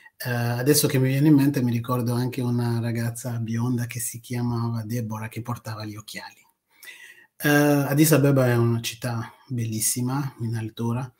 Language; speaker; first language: Italian; non-native, fluent; Kinyarwanda